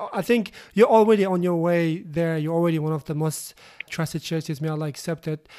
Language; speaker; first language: English; non-native, fluent; Uzbek